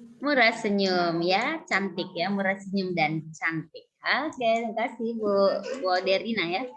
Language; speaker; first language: Indonesian; native; Indonesian